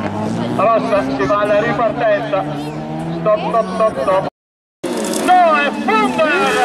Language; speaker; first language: Italian; native; Italian